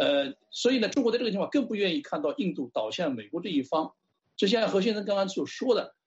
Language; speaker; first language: Chinese; native; Chinese